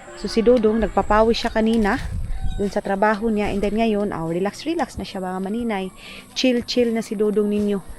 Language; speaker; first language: Filipino; non-native, local second language; Cebuano